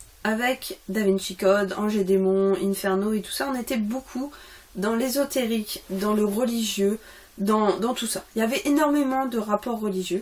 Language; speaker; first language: French; native; French